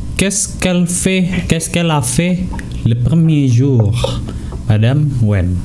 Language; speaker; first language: French; non-native, fluent; Indonesian